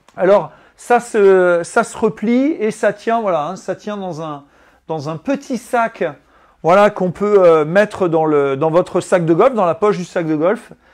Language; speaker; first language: French; native; French